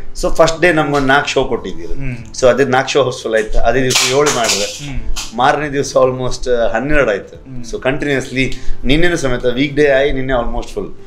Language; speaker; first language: Kannada; native; Kannada